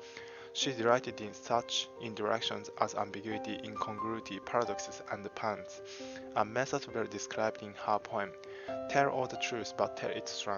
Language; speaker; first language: English; non-native, fluent; Japanese